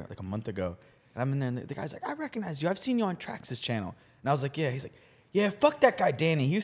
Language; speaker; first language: English; native; English